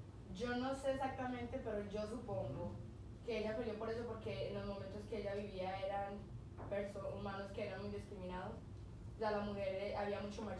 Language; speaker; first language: Spanish; early bilingual, other home language; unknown